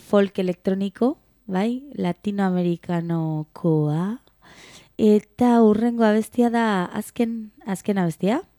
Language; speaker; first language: Basque; non-native, local second language; Spanish